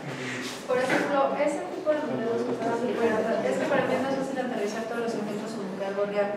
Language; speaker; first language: Spanish; native; Spanish